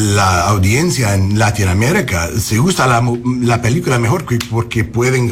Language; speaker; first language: Spanish; non-native, learner; English